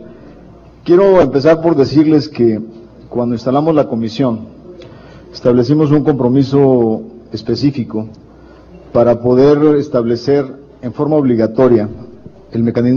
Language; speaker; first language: Spanish; native; Spanish